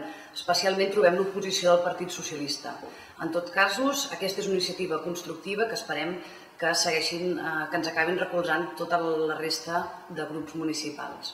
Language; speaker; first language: Catalan; native; Catalan